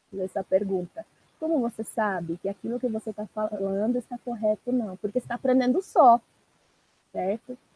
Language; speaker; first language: Portuguese; non-native, fluent; Italian